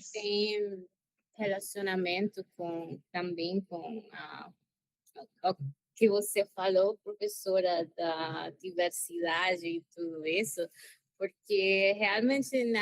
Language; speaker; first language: Portuguese; non-native, learner; Spanish